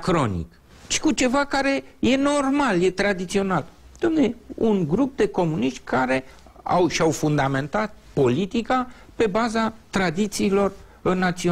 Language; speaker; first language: Romanian; native; Romanian